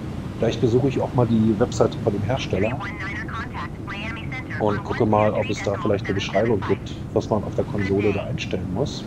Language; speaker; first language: German; native; German